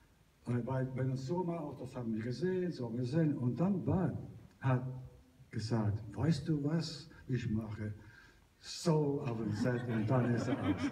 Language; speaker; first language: German; non-native, learner; Italian